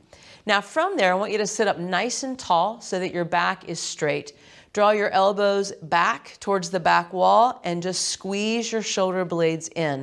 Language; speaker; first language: English; native; English